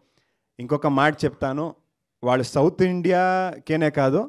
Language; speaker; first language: Telugu; non-native, learner; Kannada